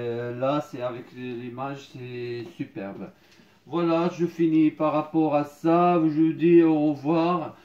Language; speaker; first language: French; non-native, fluent; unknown